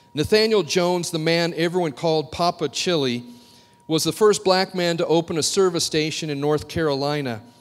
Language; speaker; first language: English; native; English